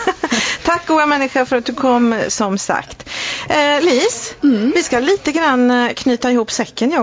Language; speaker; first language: Swedish; native; Swedish